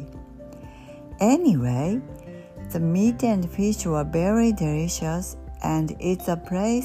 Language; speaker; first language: English; non-native, fluent; Japanese